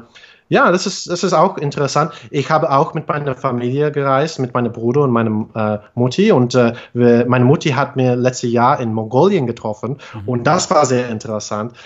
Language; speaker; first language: German; non-native, fluent; English